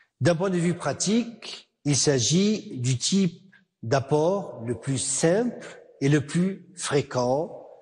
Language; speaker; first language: French; non-native, local second language; Arabic